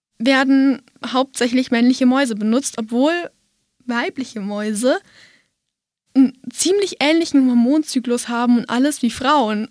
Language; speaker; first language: German; native; German